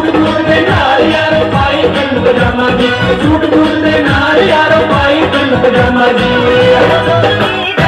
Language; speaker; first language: Hindi; native; Hindi